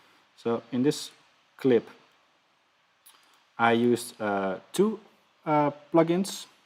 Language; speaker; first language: English; non-native, fluent; Dutch